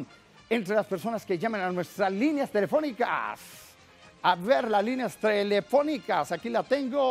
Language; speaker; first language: Spanish; native; Spanish